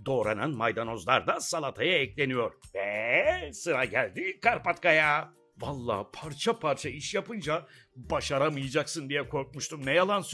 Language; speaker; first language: Turkish; native; Turkish